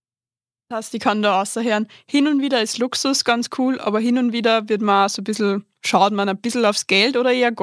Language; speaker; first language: German; native; German